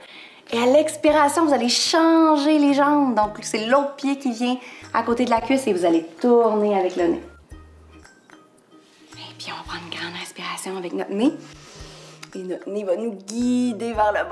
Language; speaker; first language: French; native; French